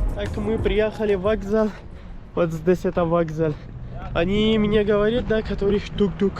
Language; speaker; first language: Russian; non-native, learner; Kyrgyz